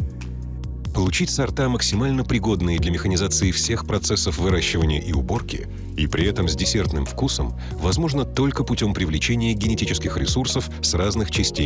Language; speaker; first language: Russian; native; Russian